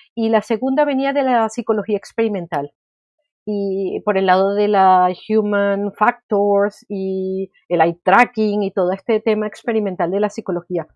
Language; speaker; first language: Spanish; native; Spanish